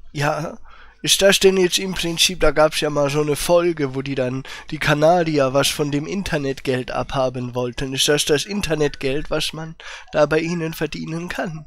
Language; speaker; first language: German; native; German